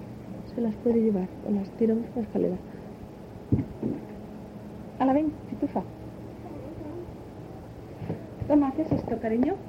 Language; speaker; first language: Spanish; native; Spanish